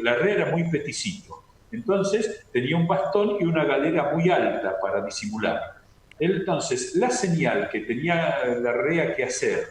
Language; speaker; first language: Spanish; native; Spanish